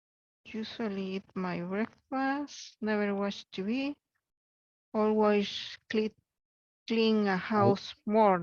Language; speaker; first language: English; non-native, learner; Spanish